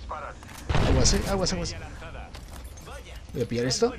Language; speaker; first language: Spanish; native; Spanish